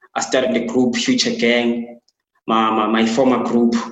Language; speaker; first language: English; non-native, local second language; Xhosa